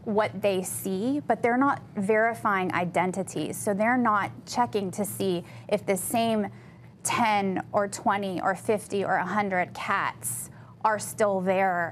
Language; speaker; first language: English; native; English